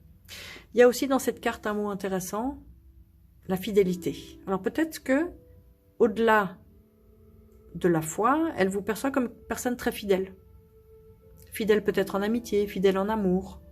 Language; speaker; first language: French; native; French